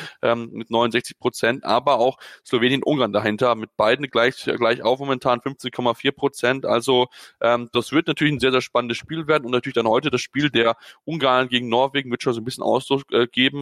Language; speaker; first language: German; native; German